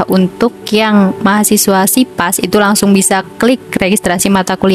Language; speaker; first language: Indonesian; native; Indonesian